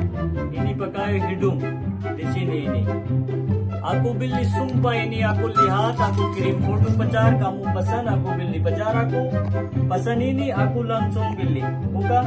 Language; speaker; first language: Indonesian; non-native, learner; Hindi